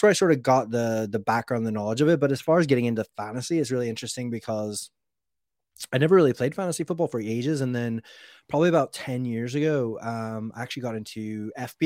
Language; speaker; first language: English; native; English